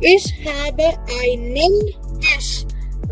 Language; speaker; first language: German; non-native, fluent; Hindi